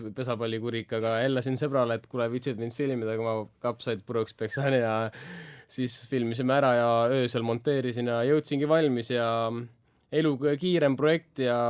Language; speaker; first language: Estonian; native; Estonian